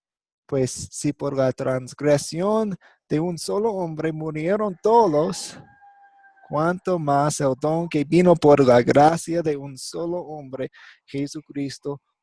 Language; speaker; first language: Spanish; non-native, fluent; English